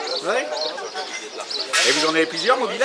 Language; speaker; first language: French; native; French